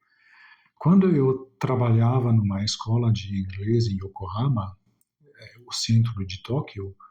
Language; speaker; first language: Portuguese; non-native, fluent; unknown